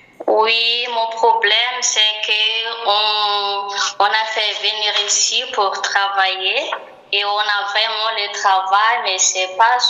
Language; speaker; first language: French; non-native, local second language; Malagasy